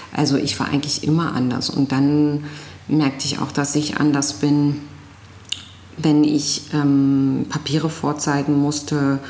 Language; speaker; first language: German; early bilingual, other home language; Arabic